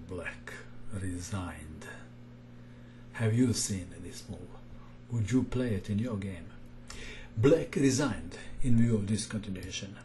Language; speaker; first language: English; non-native, fluent; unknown